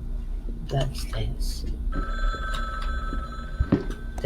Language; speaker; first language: English; non-native, local second language; Filipino